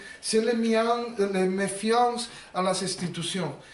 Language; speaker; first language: French; non-native, learner; Spanish